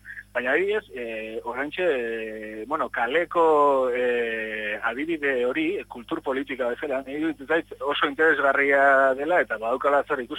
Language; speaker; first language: Basque; native; Basque